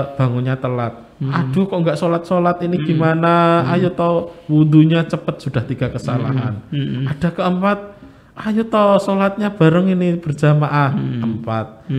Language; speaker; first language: Indonesian; native; Indonesian